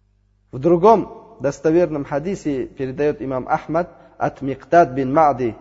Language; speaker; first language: Russian; non-native, fluent; Uzbek